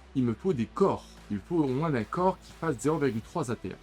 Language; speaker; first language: French; native; French